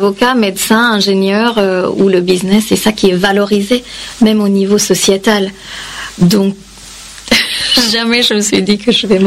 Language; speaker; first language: French; non-native, fluent; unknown